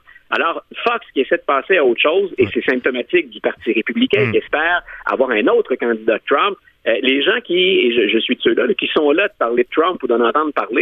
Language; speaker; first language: French; native; French